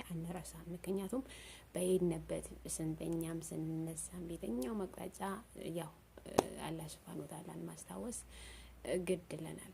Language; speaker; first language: Amharic; non-native, local second language; Oromo